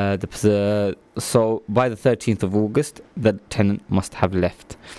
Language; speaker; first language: English; early bilingual, other home language; Punjabi